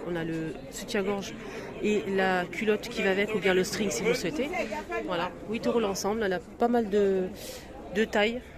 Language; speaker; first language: French; native; French